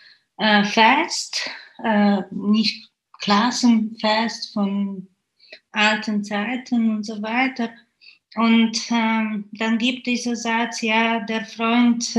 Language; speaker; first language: German; non-native, fluent; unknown